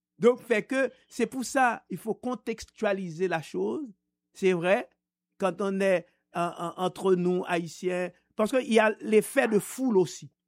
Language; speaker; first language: French; non-native, local second language; Haitian Creole